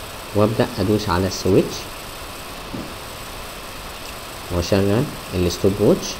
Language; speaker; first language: Arabic; native; Arabic